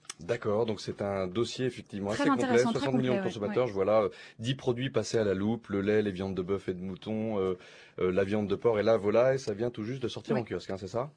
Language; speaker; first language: French; native; French